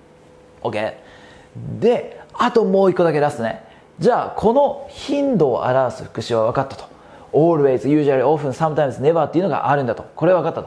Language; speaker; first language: Japanese; native; Japanese